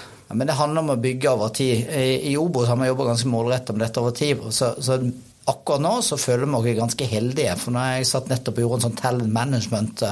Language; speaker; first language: Norwegian; native; Norwegian